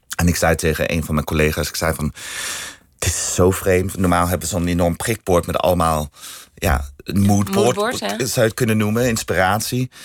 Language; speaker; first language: Dutch; non-native, fluent; Danish